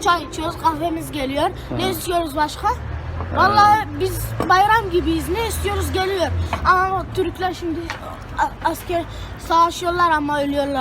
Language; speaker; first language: Turkish; non-native, learner; Arabic